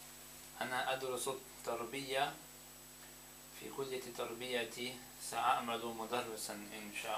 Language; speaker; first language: Arabic; non-native, learner; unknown